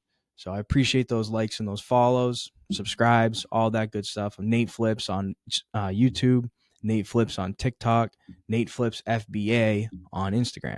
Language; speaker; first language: English; native; English